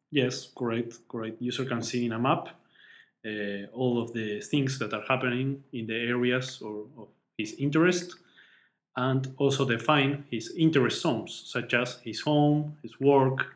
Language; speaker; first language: English; non-native, fluent; Spanish